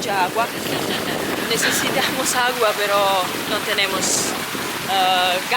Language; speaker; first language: Spanish; non-native, learner; Serbian